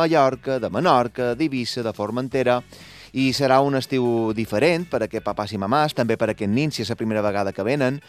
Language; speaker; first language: Catalan; native; Catalan